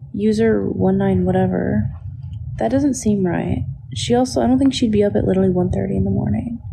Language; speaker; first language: English; native; English